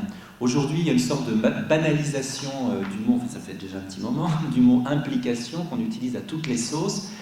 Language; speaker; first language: French; native; French